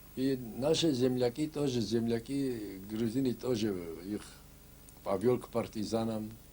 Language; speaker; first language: Russian; non-native, local second language; Ossetic